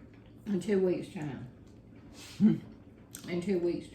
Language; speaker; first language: English; native; English